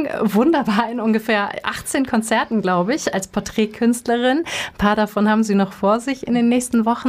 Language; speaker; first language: German; non-native, learner; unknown